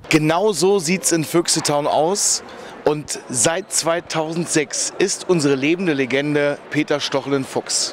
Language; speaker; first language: German; native; German